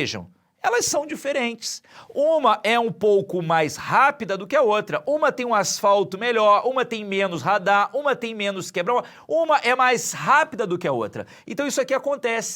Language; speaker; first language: Portuguese; native; Portuguese